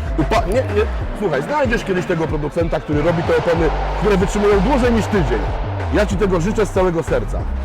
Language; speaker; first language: Polish; native; Polish